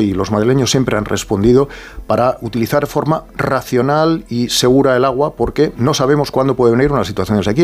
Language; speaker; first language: Spanish; native; Spanish